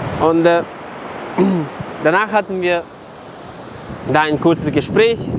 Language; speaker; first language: German; non-native, fluent; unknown